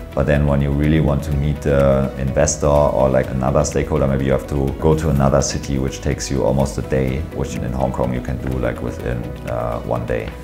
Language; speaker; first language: English; non-native, fluent; German